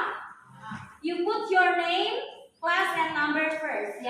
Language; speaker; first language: English; non-native, fluent; Indonesian